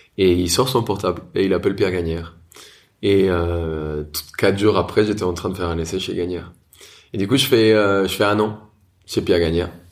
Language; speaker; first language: French; non-native, fluent; Spanish